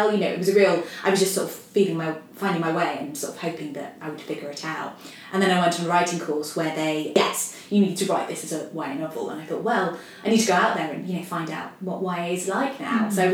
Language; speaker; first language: English; native; English